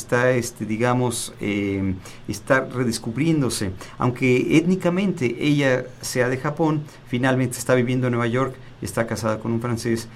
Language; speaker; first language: Spanish; native; Spanish